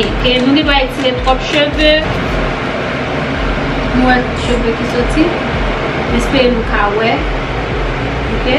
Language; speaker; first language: French; non-native, local second language; Haitian Creole